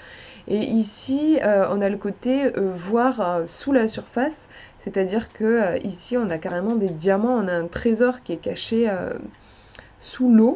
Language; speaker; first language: French; native; French